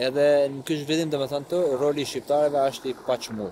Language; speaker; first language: Albanian; early bilingual, heritage; Albanian